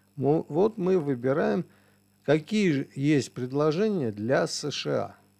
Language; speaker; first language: Russian; non-native, local second language; Armenian